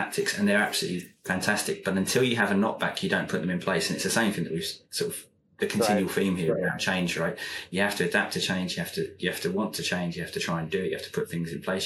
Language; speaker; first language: English; native; English